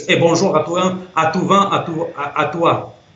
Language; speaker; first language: French; non-native, fluent; Russian